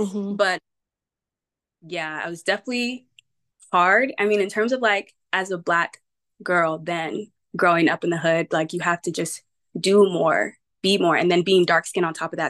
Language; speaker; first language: English; native; English